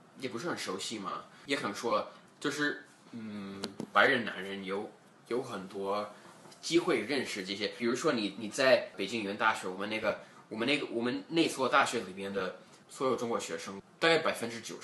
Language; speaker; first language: Chinese; non-native, fluent; English